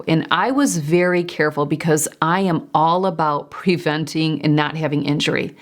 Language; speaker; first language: English; native; English